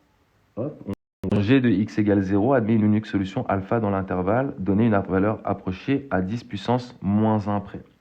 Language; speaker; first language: French; native; French